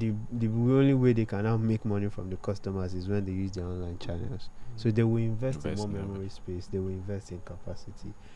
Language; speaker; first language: English; non-native, local second language; Yoruba